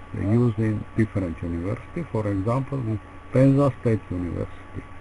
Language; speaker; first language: English; non-native, learner; Russian